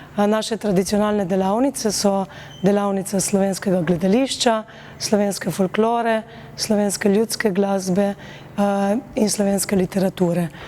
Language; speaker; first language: Slovenian; native; Slovenian